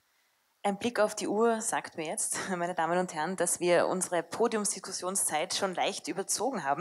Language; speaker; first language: German; native; German